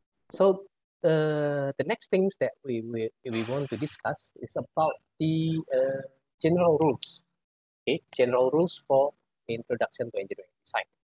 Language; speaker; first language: English; non-native, fluent; Indonesian